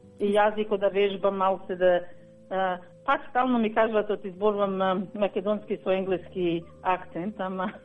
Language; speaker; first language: Macedonian; early bilingual, heritage; Macedonian